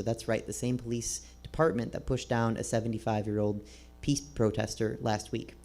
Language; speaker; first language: English; native; English